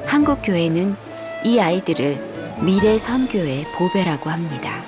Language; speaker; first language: Korean; native; Korean